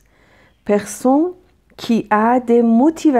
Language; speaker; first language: French; non-native, fluent; Persian